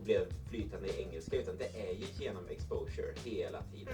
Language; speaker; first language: Swedish; native; Swedish